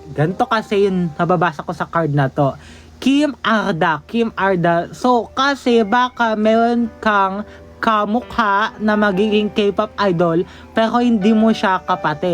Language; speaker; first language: Filipino; native; Filipino